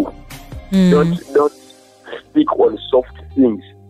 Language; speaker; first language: English; non-native, local second language; Ganda